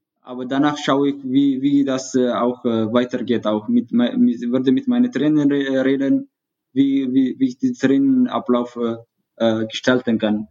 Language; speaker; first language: German; non-native, learner; Tigrinya